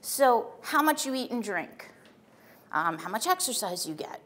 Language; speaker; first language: English; native; English